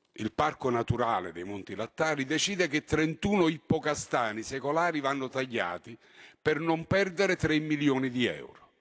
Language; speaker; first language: Italian; native; Italian